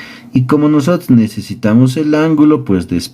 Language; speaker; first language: Spanish; native; Spanish